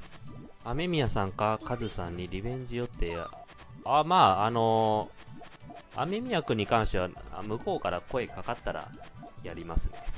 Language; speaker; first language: Japanese; native; Japanese